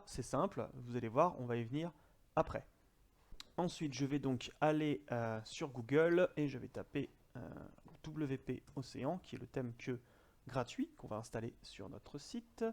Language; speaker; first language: French; native; French